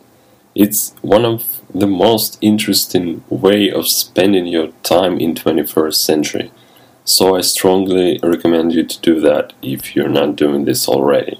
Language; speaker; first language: English; non-native, fluent; Russian